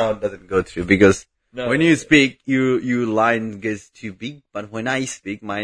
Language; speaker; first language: English; non-native, local second language; Bangla